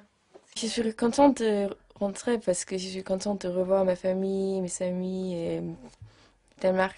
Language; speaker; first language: French; non-native, fluent; Danish